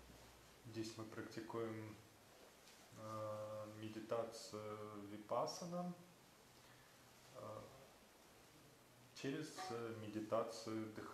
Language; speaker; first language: Russian; native; Russian